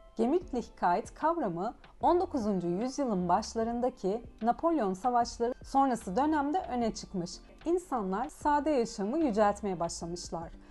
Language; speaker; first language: Turkish; early bilingual, heritage; Turkish